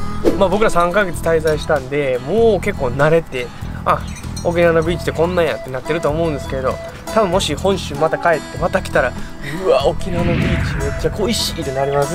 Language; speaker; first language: Japanese; native; Japanese